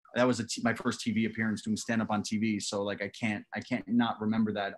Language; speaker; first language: English; native; English